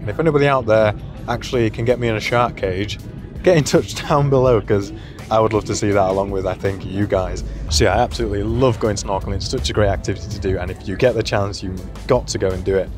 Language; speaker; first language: English; native; English